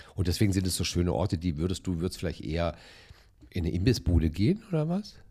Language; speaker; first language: German; native; German